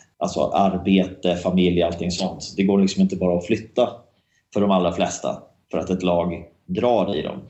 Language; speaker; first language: Swedish; native; Swedish